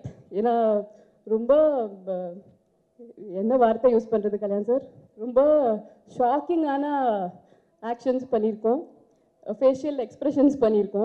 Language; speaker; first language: Tamil; non-native, fluent; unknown